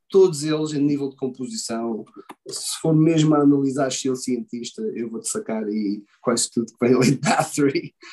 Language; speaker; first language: Portuguese; early bilingual, heritage; Portuguese